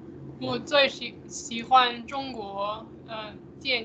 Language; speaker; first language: Chinese; non-native, learner; English